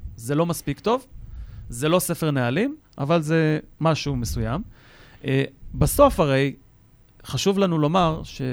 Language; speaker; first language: Hebrew; native; Hebrew